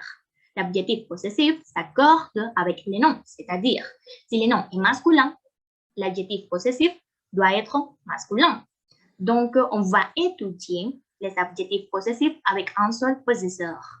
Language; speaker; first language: French; non-native, fluent; Spanish